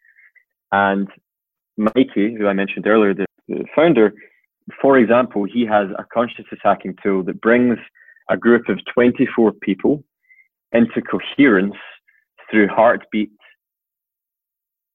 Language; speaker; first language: English; native; English